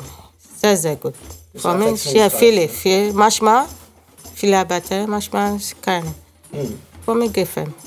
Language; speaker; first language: German; non-native, learner; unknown